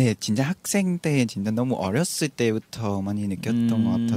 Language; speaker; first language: Korean; non-native, fluent; Vietnamese